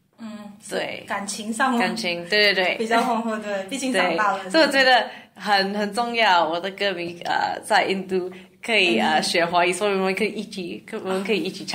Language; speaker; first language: Chinese; non-native, learner; English